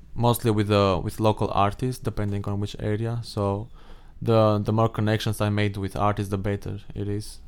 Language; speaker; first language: English; non-native, fluent; Albanian